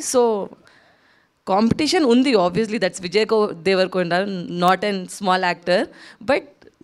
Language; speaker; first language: Telugu; non-native, local second language; Hindi